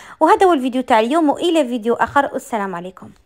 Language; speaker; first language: Arabic; native; Arabic